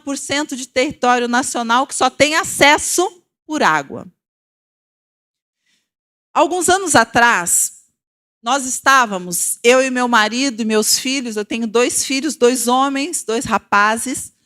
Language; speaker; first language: Portuguese; native; Portuguese